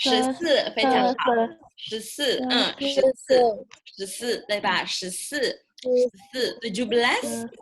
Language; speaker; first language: Chinese; non-native, fluent; Indonesian